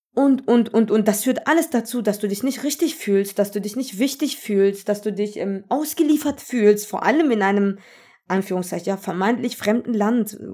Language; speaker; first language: German; early bilingual, other home language; Turkish